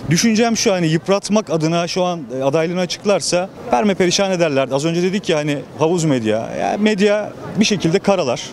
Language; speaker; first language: Turkish; native; Turkish